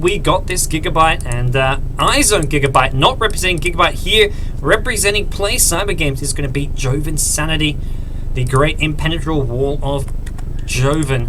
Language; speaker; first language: English; native; English